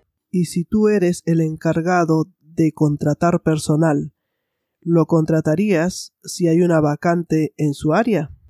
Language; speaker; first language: Spanish; native; Spanish